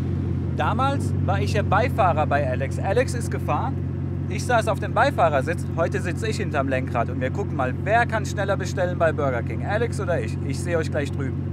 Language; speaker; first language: German; native; German